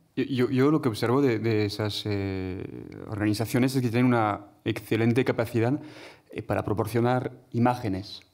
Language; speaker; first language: Spanish; non-native, fluent; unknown